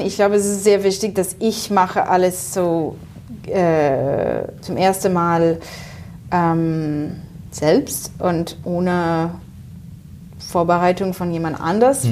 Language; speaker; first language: German; non-native, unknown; English